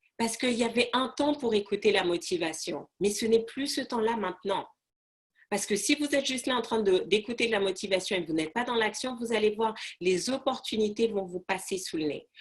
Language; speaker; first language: French; non-native, local second language; Arabic